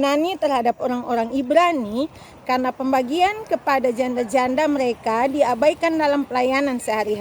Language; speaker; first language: Indonesian; native; Indonesian